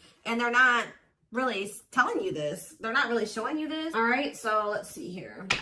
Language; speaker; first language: English; native; English